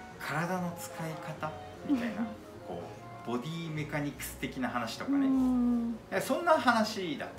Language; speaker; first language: Japanese; native; Japanese